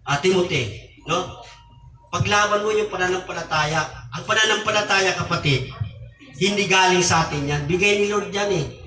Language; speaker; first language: Filipino; native; Filipino